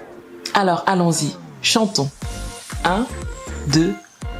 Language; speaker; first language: French; non-native, fluent; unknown